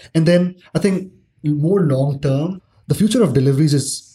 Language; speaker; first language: English; non-native, local second language; Hindi